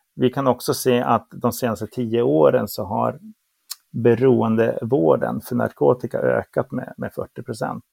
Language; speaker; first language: Swedish; native; Swedish